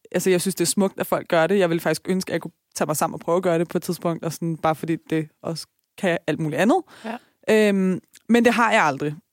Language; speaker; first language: Danish; early bilingual, other home language; Persian